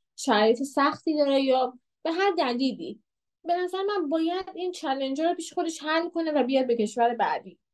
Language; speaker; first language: Persian; native; Persian